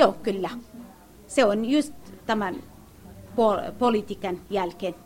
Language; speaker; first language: Finnish; non-native, learner; Kurdish